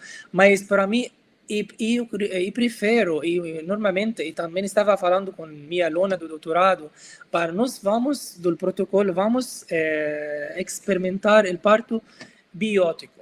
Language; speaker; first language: Portuguese; non-native, learner; Arabic